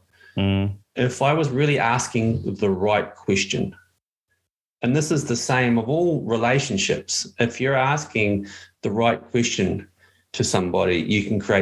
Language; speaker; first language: English; native; English